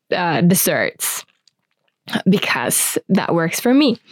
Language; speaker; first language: English; non-native, fluent; Finnish